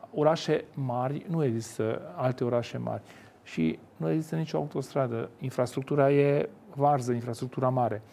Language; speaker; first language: Romanian; non-native, local second language; Hungarian